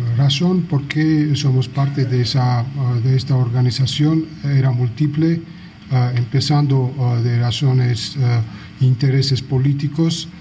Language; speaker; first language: Spanish; non-native, fluent; Georgian